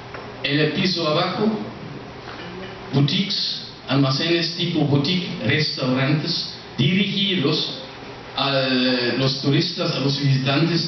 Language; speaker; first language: Spanish; non-native, fluent; German